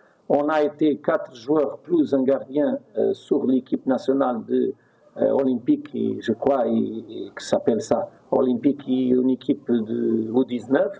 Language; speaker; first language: French; non-native, fluent; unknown